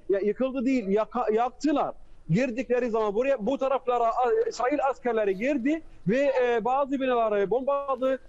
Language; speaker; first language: Turkish; non-native, fluent; Arabic